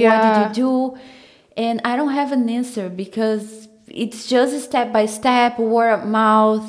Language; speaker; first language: English; non-native, fluent; Portuguese